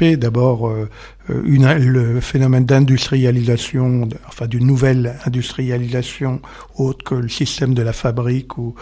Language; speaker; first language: French; native; French